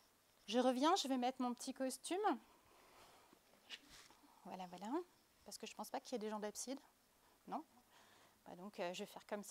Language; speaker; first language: French; native; French